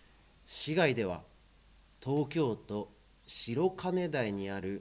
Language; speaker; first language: Japanese; native; Japanese